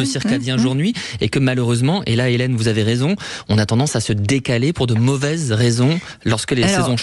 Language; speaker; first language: French; native; French